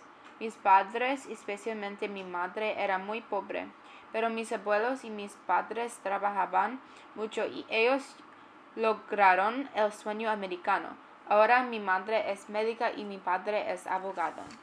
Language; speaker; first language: Spanish; non-native, learner; English